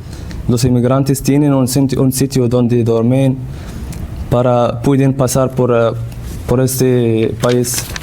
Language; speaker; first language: Spanish; non-native, learner; Central Atlas Tamazight